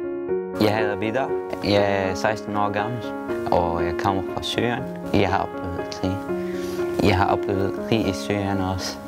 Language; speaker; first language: Danish; non-native, learner; Arabic